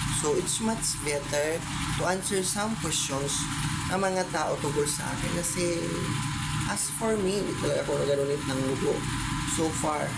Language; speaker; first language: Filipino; non-native, local second language; Cebuano